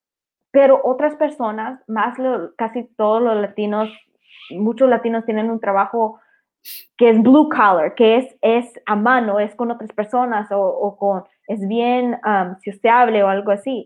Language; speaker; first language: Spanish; early bilingual, heritage; Spanish